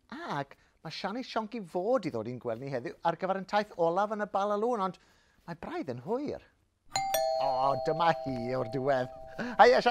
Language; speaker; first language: Welsh; native; Welsh